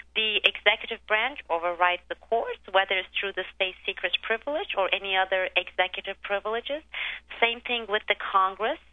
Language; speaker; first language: English; non-native, fluent; Turkish